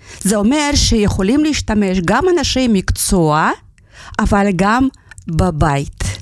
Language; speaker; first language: Hebrew; non-native, fluent; Russian